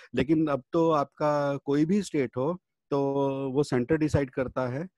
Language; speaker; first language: Hindi; native; Hindi